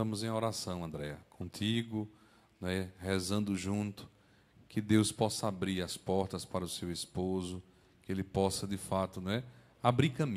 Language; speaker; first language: Portuguese; native; Portuguese